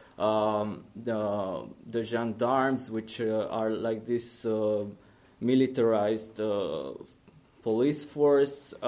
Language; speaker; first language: English; non-native, fluent; Romanian